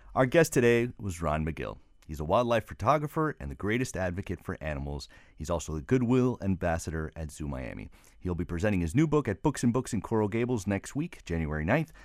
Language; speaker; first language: English; early bilingual, other home language; Spanish